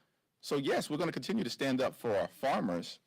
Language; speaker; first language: English; native; English